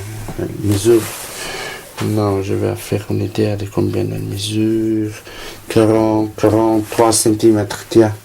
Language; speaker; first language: French; non-native, learner; Italian